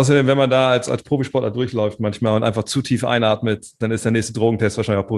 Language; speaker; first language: German; native; German